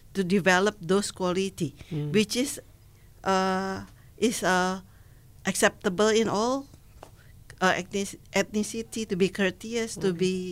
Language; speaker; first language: English; non-native, learner; Indonesian